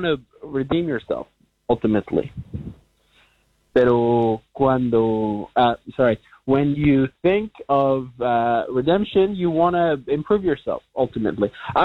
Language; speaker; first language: English; non-native, fluent; Spanish